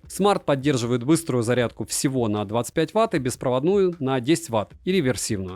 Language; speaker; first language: Russian; native; Russian